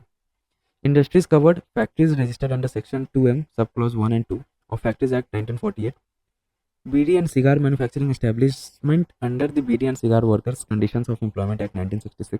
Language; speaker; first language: English; non-native, local second language; Hindi